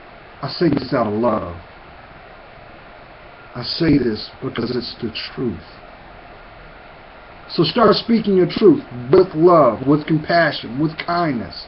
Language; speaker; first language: English; native; English